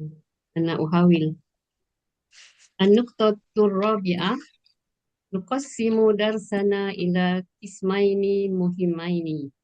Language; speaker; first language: Arabic; non-native, learner; Malay